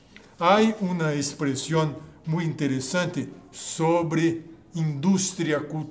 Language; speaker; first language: Spanish; non-native, fluent; Portuguese